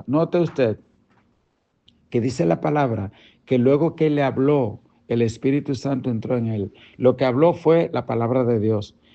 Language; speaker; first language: Spanish; native; Spanish